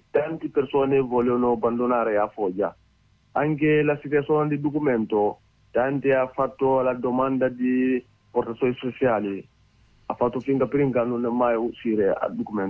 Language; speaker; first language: Italian; non-native, learner; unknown